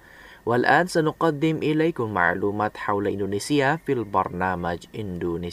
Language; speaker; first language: Arabic; non-native, fluent; Indonesian